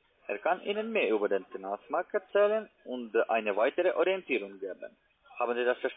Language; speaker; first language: German; non-native, learner; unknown